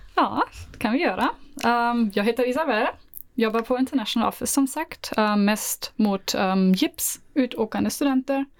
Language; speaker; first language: Swedish; non-native, fluent; German